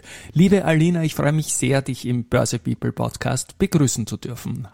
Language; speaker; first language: German; native; German